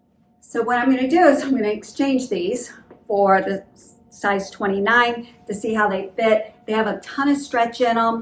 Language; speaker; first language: English; native; English